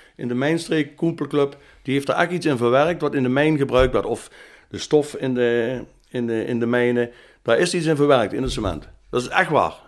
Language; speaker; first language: Dutch; native; Dutch